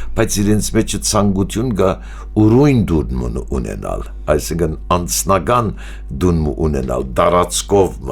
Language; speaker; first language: Armenian; early bilingual, heritage; Armenian